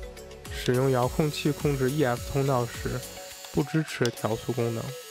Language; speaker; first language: Chinese; native; Chinese